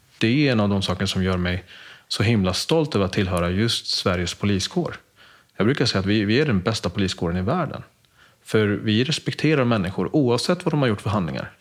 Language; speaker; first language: Swedish; early bilingual, other home language; Spanish